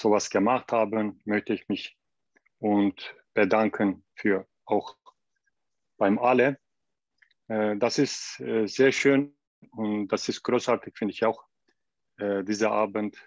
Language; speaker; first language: German; non-native, learner; Turkish